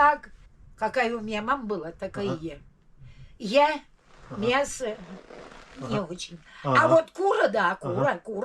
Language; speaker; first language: Russian; native; Russian